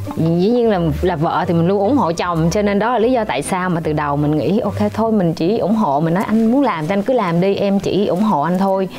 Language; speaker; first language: Vietnamese; native; Vietnamese